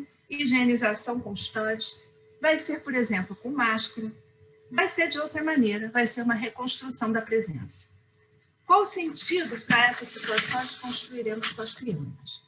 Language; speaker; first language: Portuguese; native; Portuguese